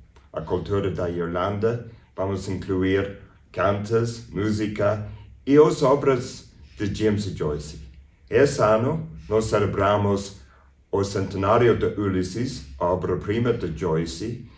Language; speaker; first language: Portuguese; non-native, fluent; English